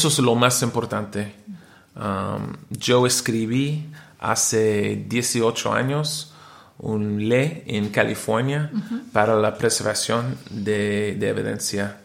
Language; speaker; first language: Spanish; non-native, learner; English